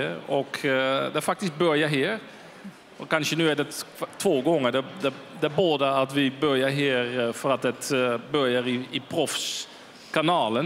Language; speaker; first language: Swedish; non-native, fluent; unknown